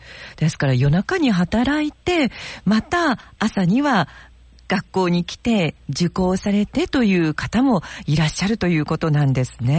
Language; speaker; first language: Japanese; native; Japanese